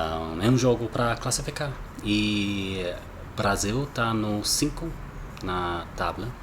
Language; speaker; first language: Portuguese; non-native, learner; English